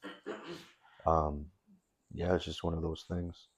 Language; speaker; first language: English; native; English